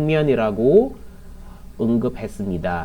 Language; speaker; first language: Korean; non-native, learner; Filipino